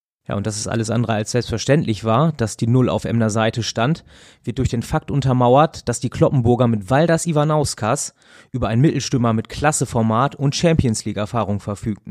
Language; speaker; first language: German; native; German